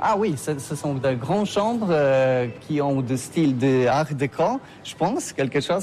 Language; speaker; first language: French; non-native, learner; Polish